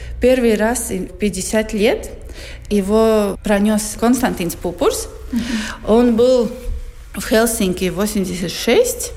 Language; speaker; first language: Russian; non-native, local second language; Latvian